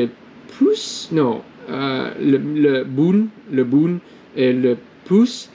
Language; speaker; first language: French; non-native, learner; English